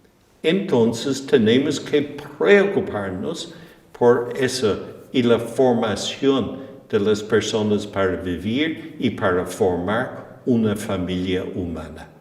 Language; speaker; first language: Spanish; non-native, fluent; English